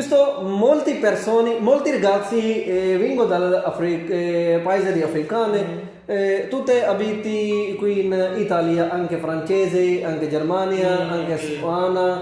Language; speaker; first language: Italian; non-native, learner; Urdu